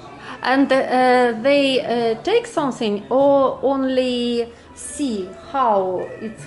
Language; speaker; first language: English; non-native, learner; Russian